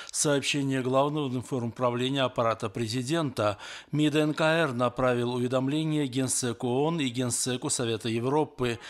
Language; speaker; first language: Russian; non-native, local second language; Armenian